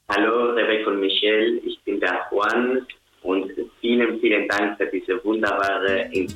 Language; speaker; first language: German; non-native, learner; Spanish